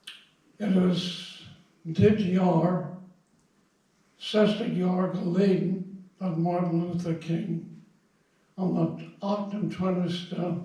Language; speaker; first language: Dutch; non-native, fluent; English